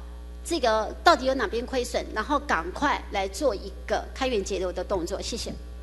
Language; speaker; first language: Chinese; native; Chinese